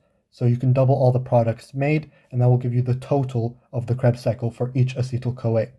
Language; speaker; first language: English; native; English